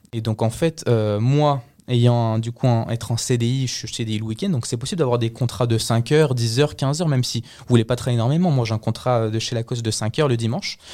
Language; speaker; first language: French; early bilingual, other home language; Spanish